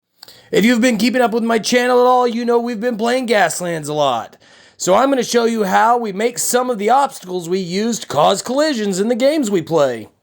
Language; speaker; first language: English; native; English